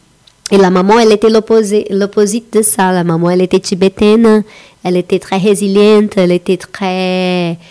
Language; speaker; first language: French; non-native, fluent; Portuguese